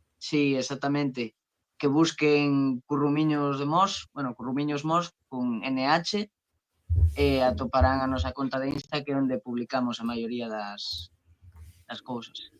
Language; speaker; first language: Galician; native; Galician